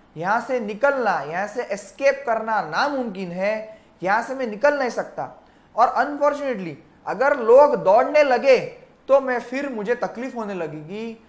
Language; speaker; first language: Hindi; non-native, local second language; Marathi